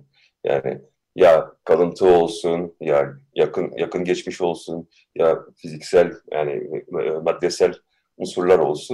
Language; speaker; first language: Turkish; early bilingual, heritage; Turkish